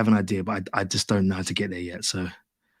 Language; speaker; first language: English; native; English